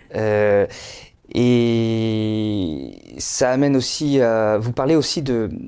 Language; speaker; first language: French; native; French